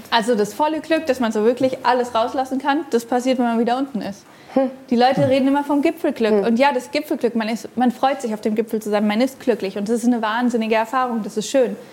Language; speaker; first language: German; native; German